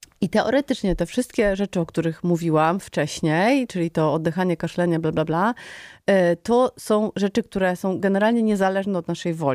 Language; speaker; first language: Polish; native; Polish